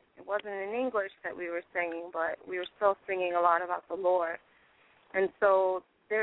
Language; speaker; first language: English; early bilingual, other home language; French